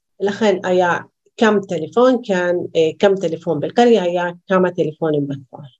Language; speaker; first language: Hebrew; non-native, local second language; Arabic